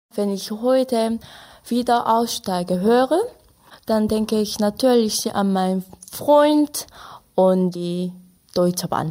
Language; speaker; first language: German; non-native, learner; Korean